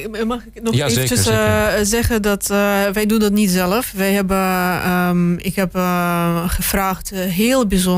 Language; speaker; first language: Dutch; non-native, fluent; Russian